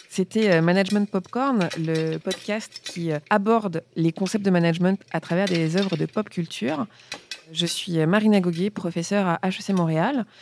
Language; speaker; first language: French; native; French